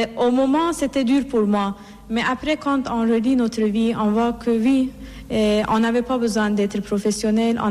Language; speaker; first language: French; non-native, fluent; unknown